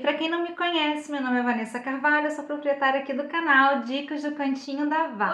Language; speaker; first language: Portuguese; native; Portuguese